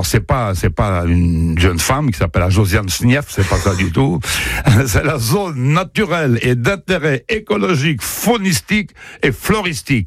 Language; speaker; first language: French; native; French